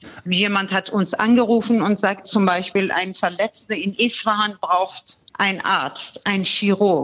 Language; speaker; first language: German; non-native, fluent; Persian